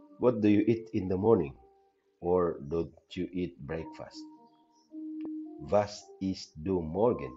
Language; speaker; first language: English; non-native, learner; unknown